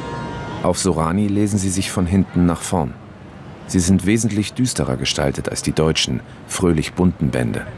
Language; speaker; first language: German; native; German